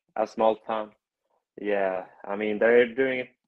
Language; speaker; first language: English; non-native, fluent; Swedish